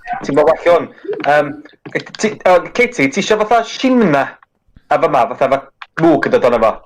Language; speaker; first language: Welsh; native; Welsh